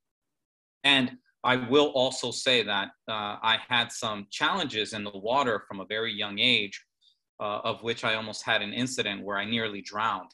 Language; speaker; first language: English; native; English